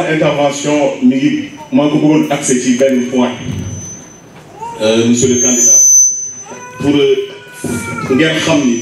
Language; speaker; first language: French; non-native, local second language; Wolof